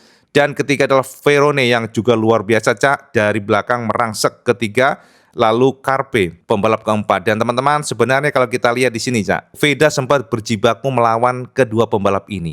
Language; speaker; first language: Indonesian; native; Indonesian